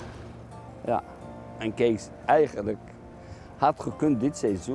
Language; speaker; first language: Dutch; non-native, fluent; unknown